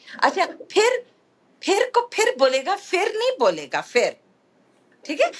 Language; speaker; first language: Urdu; native; Urdu